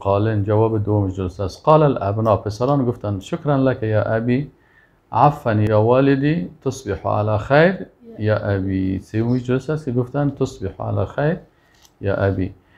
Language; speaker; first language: Arabic; non-native, fluent; Persian